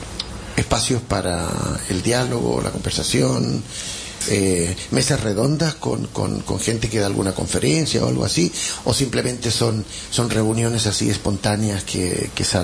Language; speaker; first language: Spanish; native; Spanish